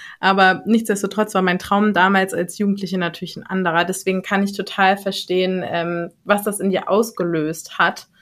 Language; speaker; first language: German; native; German